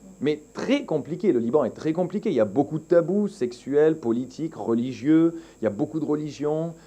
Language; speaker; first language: French; native; French